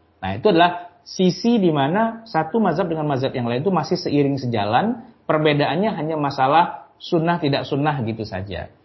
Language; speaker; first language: Indonesian; native; Indonesian